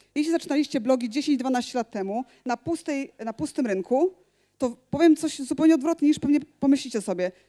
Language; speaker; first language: Polish; native; Polish